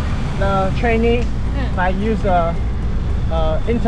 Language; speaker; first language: English; non-native, learner; Chinese